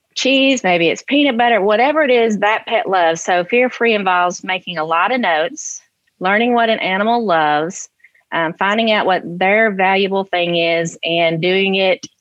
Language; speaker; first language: English; native; English